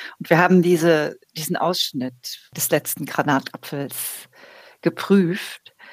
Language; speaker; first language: German; native; German